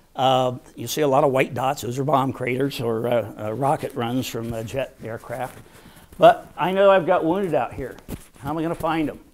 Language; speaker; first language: English; native; English